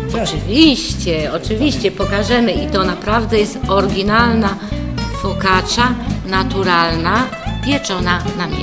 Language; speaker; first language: Polish; non-native, fluent; Italian